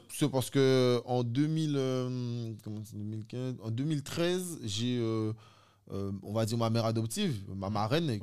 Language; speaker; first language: French; native; French